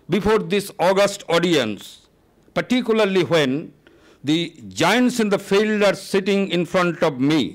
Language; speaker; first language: English; non-native, local second language; Bangla